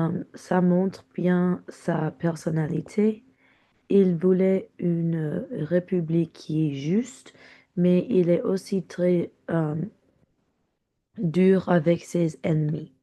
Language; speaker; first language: French; non-native, learner; English